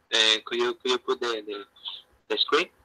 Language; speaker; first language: English; non-native, learner; Spanish